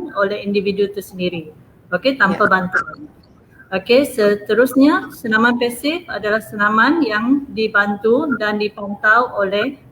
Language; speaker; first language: Malay; non-native, local second language; Iban